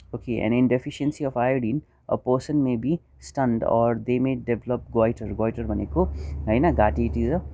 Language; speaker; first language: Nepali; non-native, local second language; Hindi